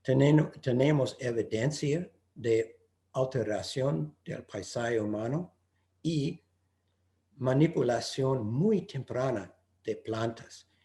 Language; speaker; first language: Spanish; non-native, fluent; English